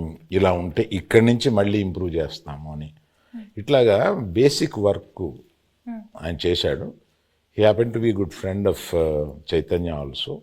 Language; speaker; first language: Telugu; native; Telugu